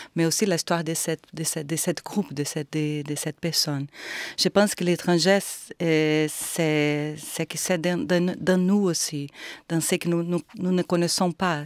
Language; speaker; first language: French; non-native, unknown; Portuguese